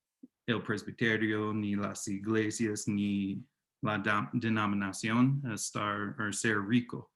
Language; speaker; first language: Spanish; non-native, fluent; English